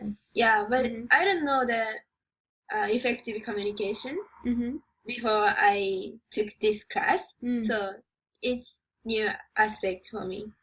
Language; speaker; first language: English; non-native, learner; Japanese